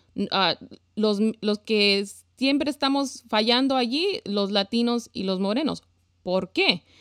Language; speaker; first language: Spanish; early bilingual, heritage; Spanish